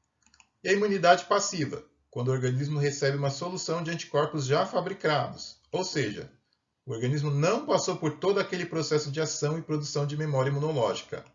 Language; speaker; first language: Portuguese; native; Portuguese